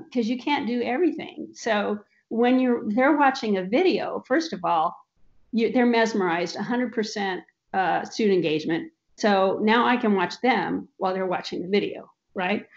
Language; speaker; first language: English; native; English